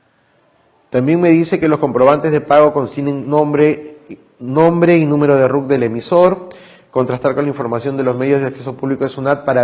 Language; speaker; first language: Spanish; native; Spanish